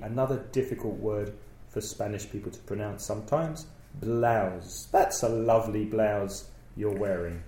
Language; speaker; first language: English; native; English